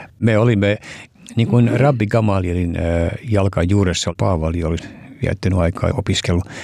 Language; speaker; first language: Finnish; early bilingual, heritage; Finnish